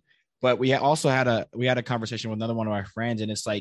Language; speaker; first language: English; native; English